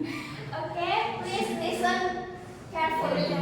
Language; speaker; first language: English; non-native, learner; Indonesian